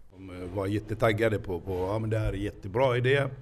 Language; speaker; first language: Swedish; non-native, fluent; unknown